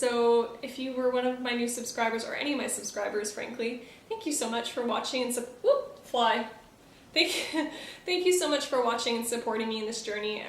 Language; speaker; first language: English; native; English